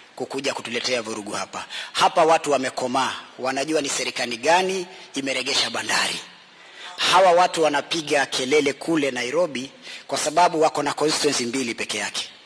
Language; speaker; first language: Swahili; native; Swahili